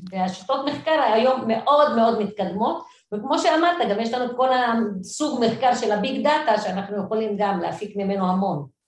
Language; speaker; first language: Hebrew; non-native, local second language; Arabic